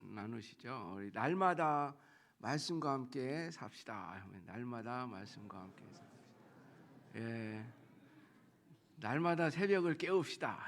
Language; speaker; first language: Korean; native; Korean